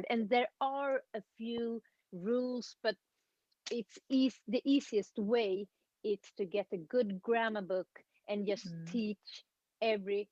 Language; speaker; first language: English; non-native, fluent; Swedish